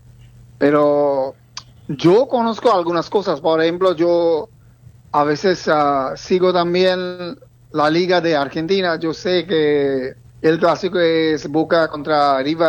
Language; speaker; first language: Spanish; non-native, fluent; Bangla